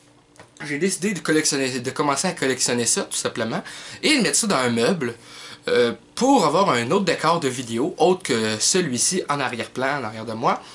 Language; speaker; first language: French; native; French